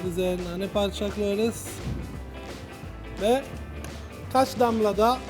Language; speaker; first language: Turkish; non-native, learner; Italian